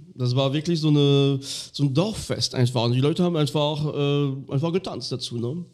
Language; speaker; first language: German; non-native, fluent; French